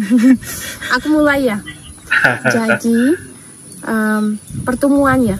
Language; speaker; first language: Indonesian; non-native, fluent; Russian